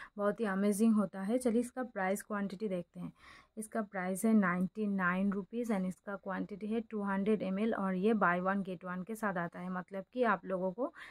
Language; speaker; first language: Hindi; non-native, local second language; Bangla